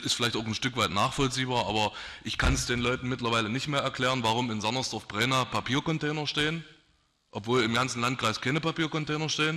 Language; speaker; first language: German; native; German